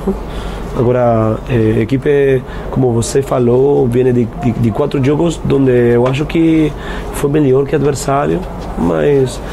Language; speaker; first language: Portuguese; non-native, fluent; Spanish